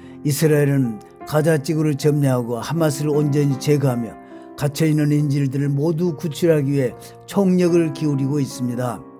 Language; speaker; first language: Korean; native; Korean